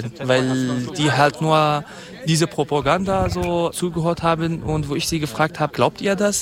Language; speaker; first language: German; non-native, fluent; Kurdish